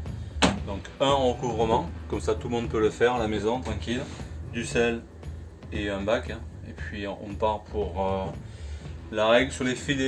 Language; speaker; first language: French; native; French